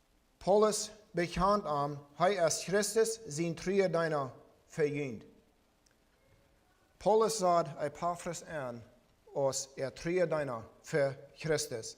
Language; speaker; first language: German; non-native, learner; Plautdietsch